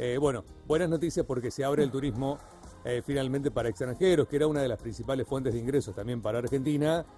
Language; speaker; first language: Spanish; native; Spanish